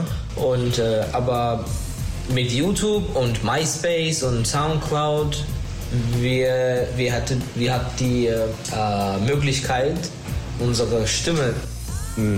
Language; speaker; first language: German; non-native, learner; Turkish